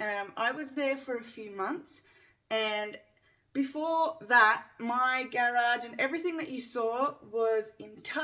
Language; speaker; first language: English; native; English